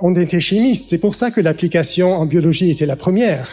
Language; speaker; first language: French; early bilingual, heritage; French